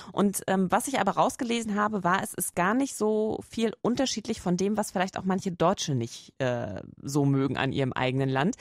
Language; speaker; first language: German; native; German